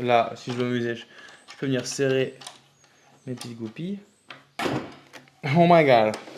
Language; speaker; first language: French; native; French